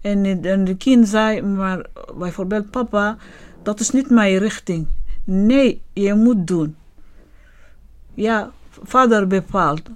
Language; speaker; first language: Dutch; non-native, learner; Arabic